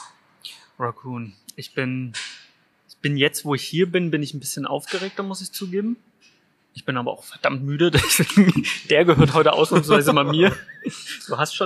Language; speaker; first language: German; native; German